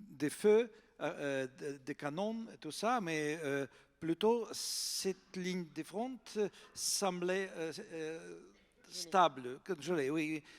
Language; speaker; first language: French; non-native, fluent; Russian